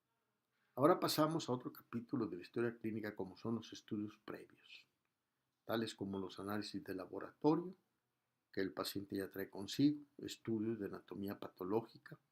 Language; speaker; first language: Spanish; native; Spanish